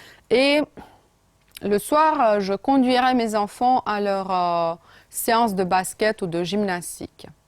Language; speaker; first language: French; non-native, fluent; Romanian